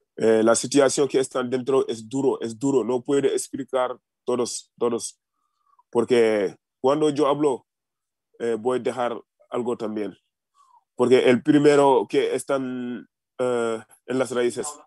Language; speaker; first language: Spanish; non-native, fluent; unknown